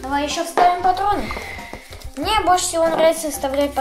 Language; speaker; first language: Russian; native; Russian